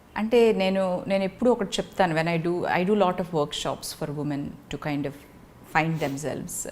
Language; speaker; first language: Telugu; native; Telugu